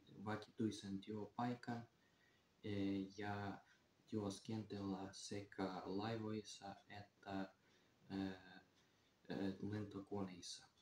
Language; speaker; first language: Finnish; non-native, learner; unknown